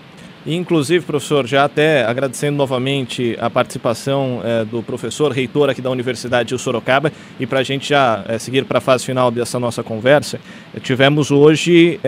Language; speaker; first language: Portuguese; native; Portuguese